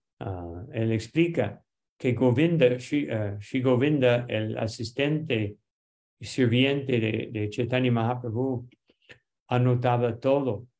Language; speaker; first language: Spanish; non-native, fluent; English